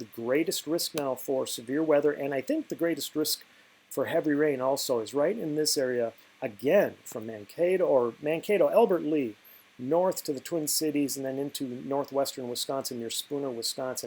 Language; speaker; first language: English; native; English